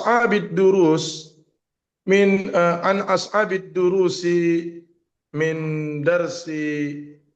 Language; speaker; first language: Arabic; non-native, learner; Indonesian